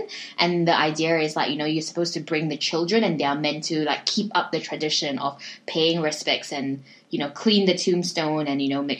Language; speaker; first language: English; native; English